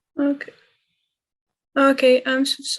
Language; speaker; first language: English; non-native, fluent; Ukrainian